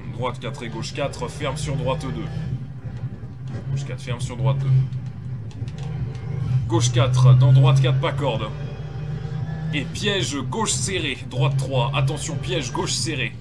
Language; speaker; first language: French; native; French